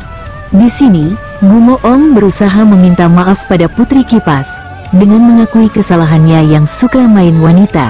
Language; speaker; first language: Indonesian; native; Indonesian